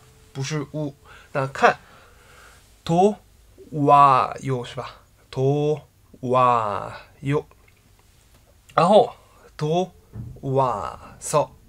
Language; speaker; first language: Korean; non-native, fluent; Chinese